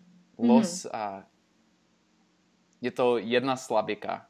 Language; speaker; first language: Czech; non-native, learner; English